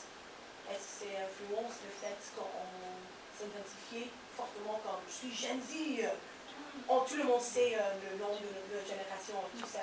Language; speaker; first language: French; non-native, learner; English